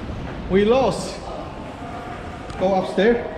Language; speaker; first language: English; non-native, fluent; Chinese